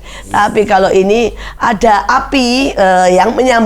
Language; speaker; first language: Indonesian; native; Indonesian